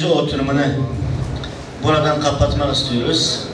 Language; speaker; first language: Turkish; native; Turkish